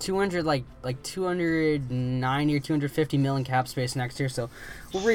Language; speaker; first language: English; native; English